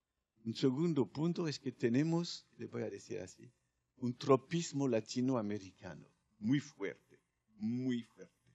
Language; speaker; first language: Spanish; non-native, learner; French